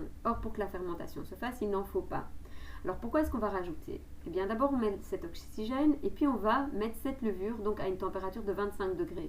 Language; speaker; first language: French; native; French